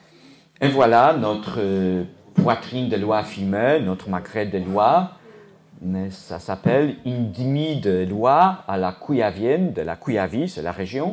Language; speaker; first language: French; non-native, fluent; Polish